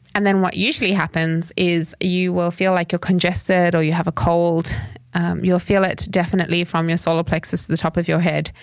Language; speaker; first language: English; native; English